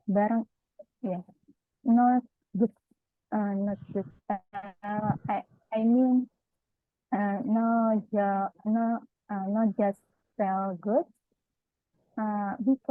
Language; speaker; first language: English; non-native, learner; Indonesian